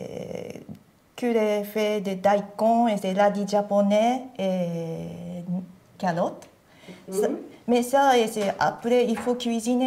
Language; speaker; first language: French; non-native, learner; Japanese